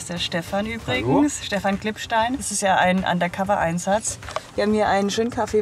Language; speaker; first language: German; native; German